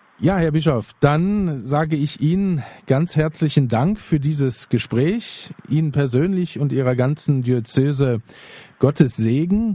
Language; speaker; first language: German; native; German